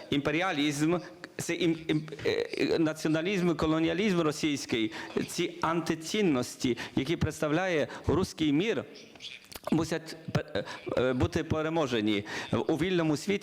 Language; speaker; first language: Ukrainian; non-native, learner; Polish